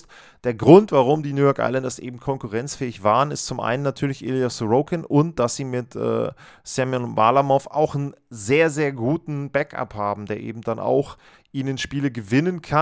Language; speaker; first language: German; native; German